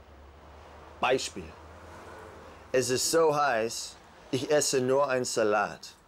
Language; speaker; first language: German; non-native, learner; English